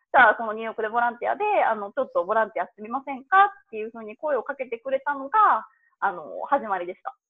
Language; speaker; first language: Japanese; native; Japanese